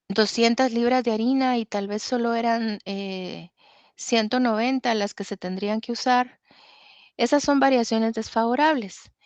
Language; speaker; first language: Spanish; native; Spanish